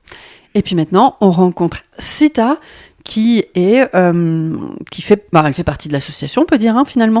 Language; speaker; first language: French; native; French